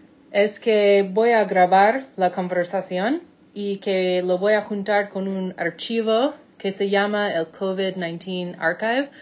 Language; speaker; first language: Spanish; non-native, fluent; English